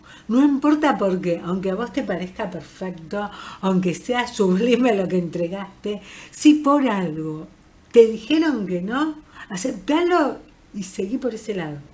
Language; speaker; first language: Spanish; native; Spanish